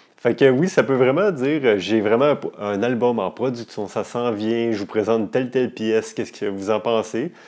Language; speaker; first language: French; native; French